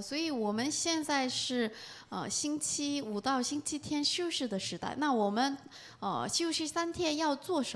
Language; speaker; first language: Chinese; non-native, fluent; Korean